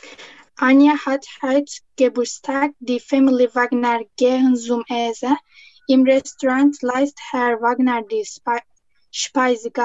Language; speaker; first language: German; non-native, learner; Turkish